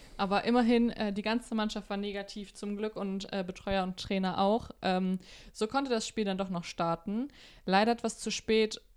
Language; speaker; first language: German; native; German